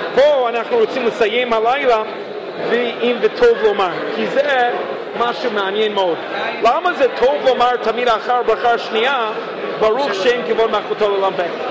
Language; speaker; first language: Hebrew; non-native, fluent; English